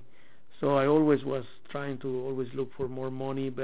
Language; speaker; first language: English; non-native, fluent; Spanish